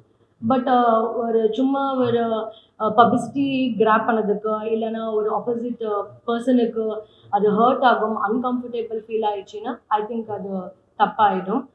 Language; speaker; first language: Tamil; non-native, fluent; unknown